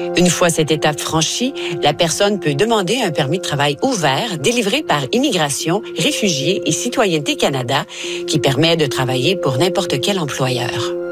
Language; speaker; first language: French; native; French